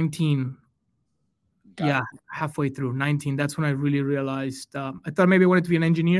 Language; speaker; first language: English; non-native, fluent; Spanish